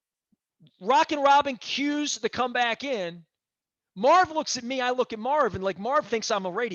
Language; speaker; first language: English; native; English